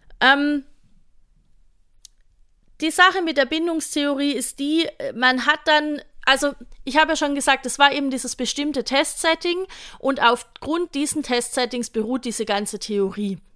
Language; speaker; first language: German; native; German